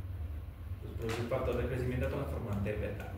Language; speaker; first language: Spanish; native; Spanish